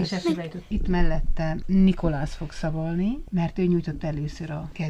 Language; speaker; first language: Hungarian; native; Hungarian